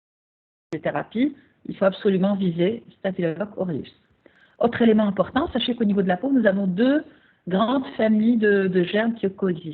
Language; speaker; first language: French; non-native, local second language; Arabic